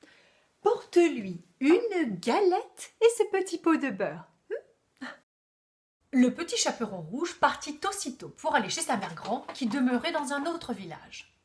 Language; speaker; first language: French; native; French